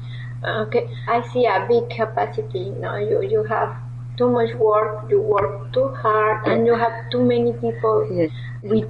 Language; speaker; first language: English; non-native, learner; Spanish